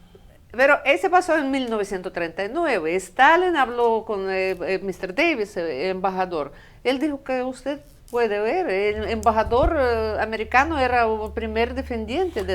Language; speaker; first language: Spanish; non-native, fluent; Russian